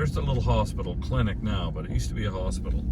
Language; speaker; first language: English; native; English